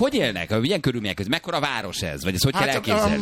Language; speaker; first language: Hungarian; native; Hungarian